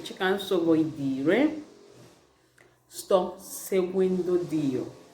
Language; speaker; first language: Italian; non-native, learner; Igbo